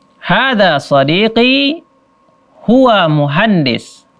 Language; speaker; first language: Arabic; non-native, fluent; Indonesian